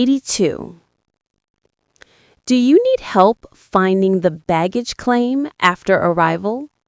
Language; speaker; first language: English; non-native, learner; Vietnamese